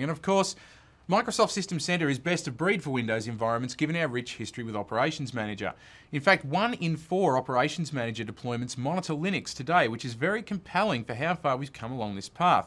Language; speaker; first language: English; native; English